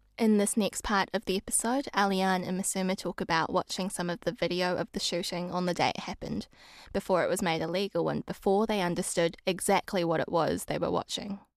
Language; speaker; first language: English; early bilingual, other home language; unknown